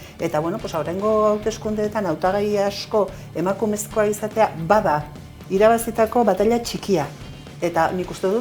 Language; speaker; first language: Basque; native; Basque